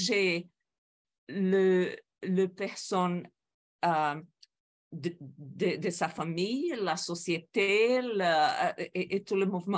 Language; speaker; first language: French; non-native, fluent; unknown